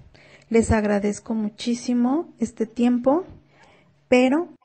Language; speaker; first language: Spanish; native; Spanish